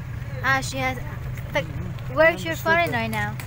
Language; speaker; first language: English; non-native, local second language; Cebuano